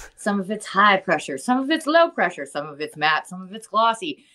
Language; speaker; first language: English; native; English